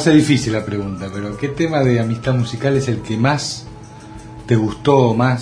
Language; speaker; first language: Spanish; native; Spanish